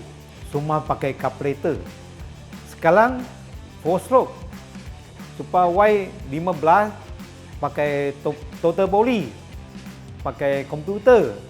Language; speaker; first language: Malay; non-native, local second language; Chinese